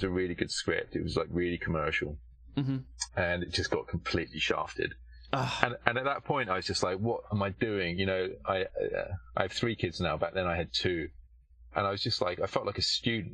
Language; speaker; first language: English; native; English